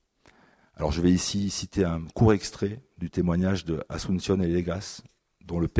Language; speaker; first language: French; native; French